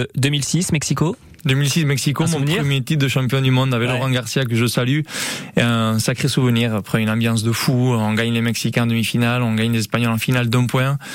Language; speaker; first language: French; native; French